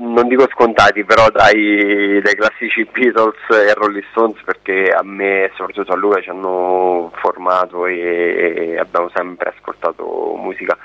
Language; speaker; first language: Italian; native; Italian